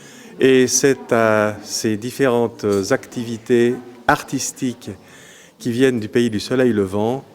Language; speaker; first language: French; native; French